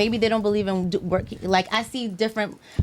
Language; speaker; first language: English; native; English